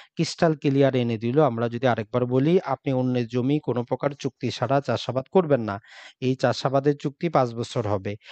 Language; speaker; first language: Bangla; native; Bangla